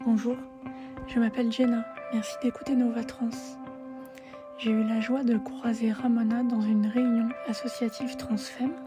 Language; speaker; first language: French; native; French